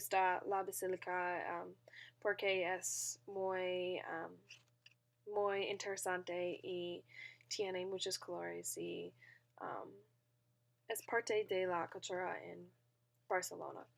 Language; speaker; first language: Spanish; non-native, learner; English